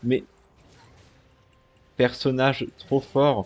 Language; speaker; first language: French; native; French